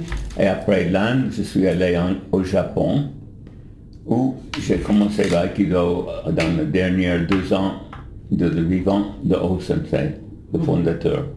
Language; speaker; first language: French; non-native, fluent; English